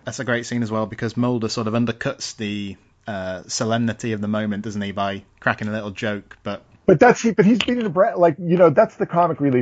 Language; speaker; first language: English; native; English